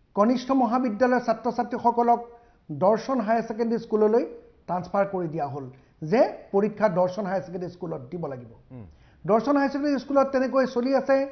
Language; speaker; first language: Assamese; native; Assamese